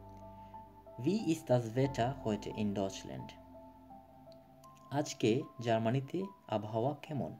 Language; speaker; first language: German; non-native, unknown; Bangla